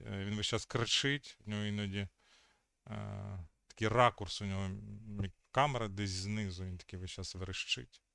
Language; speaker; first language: Ukrainian; native; Ukrainian